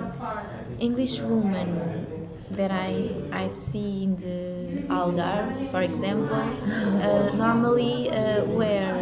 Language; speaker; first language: English; non-native, learner; Portuguese